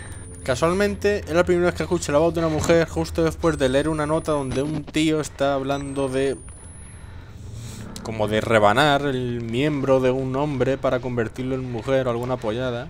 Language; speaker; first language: Spanish; native; Spanish